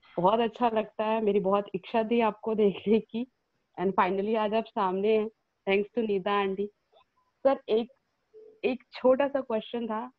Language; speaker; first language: Hindi; native; Hindi